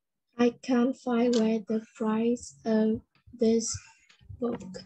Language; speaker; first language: English; non-native, learner; Vietnamese